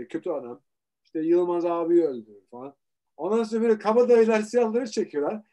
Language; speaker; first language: Turkish; early bilingual, heritage; Turkish